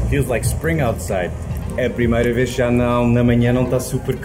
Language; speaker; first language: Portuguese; non-native, learner; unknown